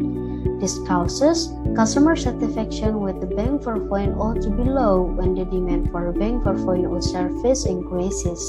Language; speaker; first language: English; non-native, learner; Indonesian